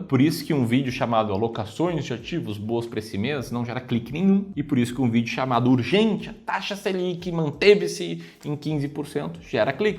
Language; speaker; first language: Portuguese; native; Portuguese